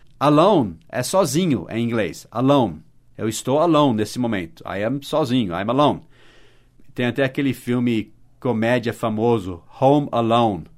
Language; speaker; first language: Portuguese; non-native, fluent; English